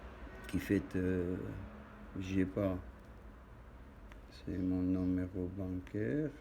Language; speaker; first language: French; non-native, learner; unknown